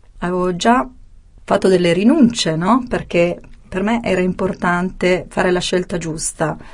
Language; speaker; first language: Italian; native; Italian